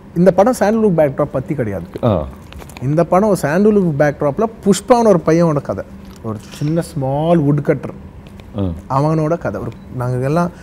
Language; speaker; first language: Tamil; non-native, local second language; Telugu